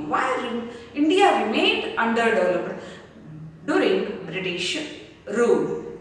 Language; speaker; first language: English; non-native, local second language; Kannada